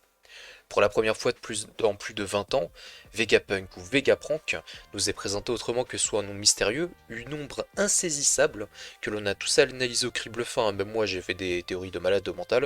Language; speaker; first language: French; native; French